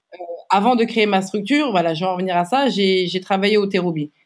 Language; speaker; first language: French; native; French